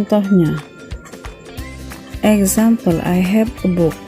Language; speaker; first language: English; non-native, learner; Indonesian